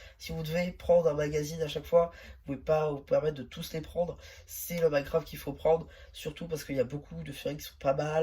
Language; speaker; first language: French; native; French